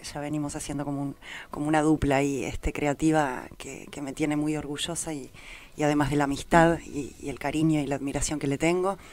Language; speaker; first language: Spanish; native; Spanish